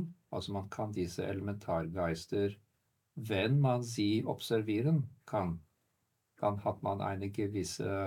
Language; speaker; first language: German; non-native, fluent; Norwegian